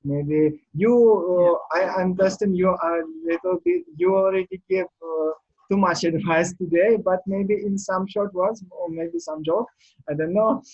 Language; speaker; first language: English; non-native, learner; Russian